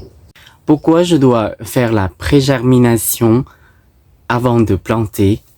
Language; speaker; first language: French; non-native, fluent; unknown